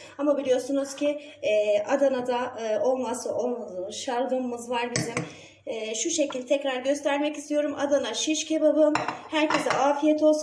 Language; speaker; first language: Turkish; native; Turkish